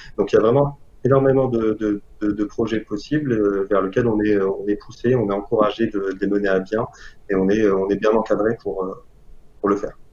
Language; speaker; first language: French; non-native, local second language; Arabic